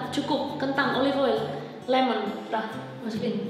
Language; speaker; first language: Indonesian; non-native, fluent; Spanish